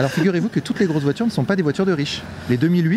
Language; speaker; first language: French; native; French